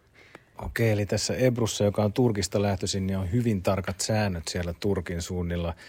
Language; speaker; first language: Finnish; native; Finnish